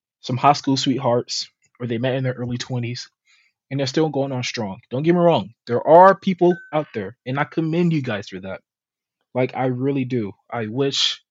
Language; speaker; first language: English; native; English